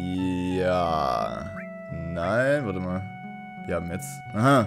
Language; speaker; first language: German; native; German